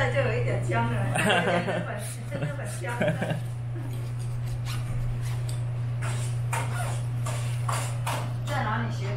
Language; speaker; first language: Chinese; native; Chinese